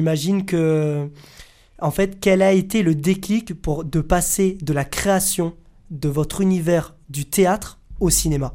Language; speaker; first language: French; native; French